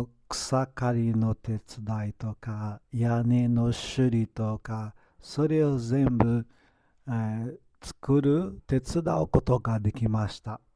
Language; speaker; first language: Japanese; non-native, fluent; Portuguese